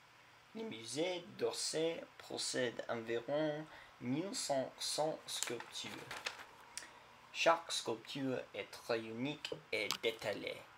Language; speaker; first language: French; non-native, learner; English